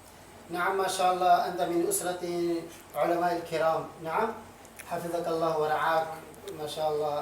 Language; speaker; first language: Arabic; non-native, fluent; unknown